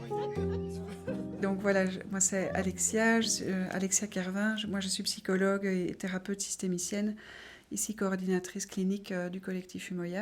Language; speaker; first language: French; native; French